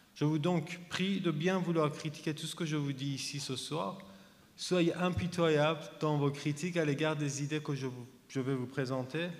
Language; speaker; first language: French; non-native, fluent; Persian